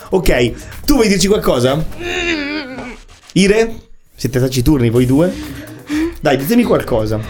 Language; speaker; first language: Italian; native; Italian